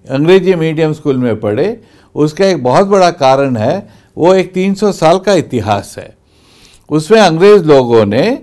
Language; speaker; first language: Hindi; non-native, local second language; Bangla